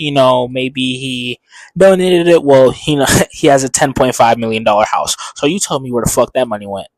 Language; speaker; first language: English; native; English